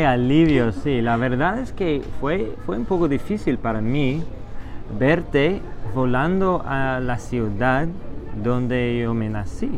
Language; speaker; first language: Spanish; non-native, fluent; English